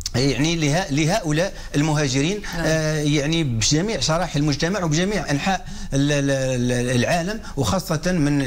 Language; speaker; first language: Arabic; non-native, fluent; Spanish